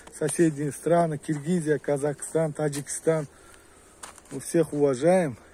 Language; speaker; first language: Russian; non-native, local second language; Uzbek